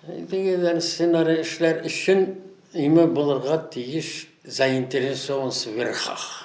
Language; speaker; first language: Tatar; native; Tatar